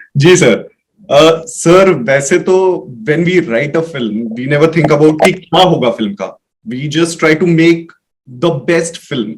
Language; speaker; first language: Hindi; non-native, local second language; Marathi